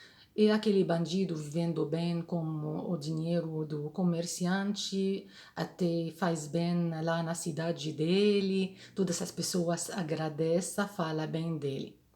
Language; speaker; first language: Portuguese; non-native, fluent; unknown